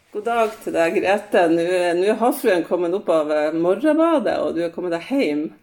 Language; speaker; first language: Norwegian; native; Norwegian